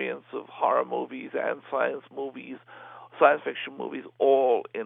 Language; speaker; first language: English; native; English